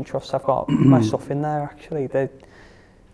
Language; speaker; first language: English; native; English